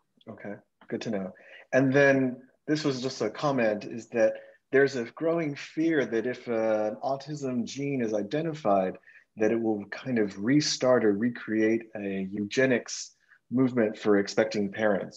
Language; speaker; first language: English; early bilingual, other home language; Spanish